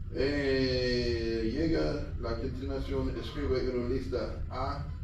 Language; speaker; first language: Spanish; non-native, learner; English